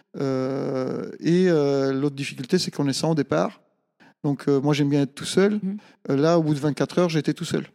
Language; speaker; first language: French; non-native, fluent; Italian